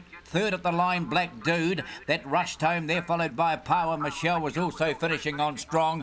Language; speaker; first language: English; native; English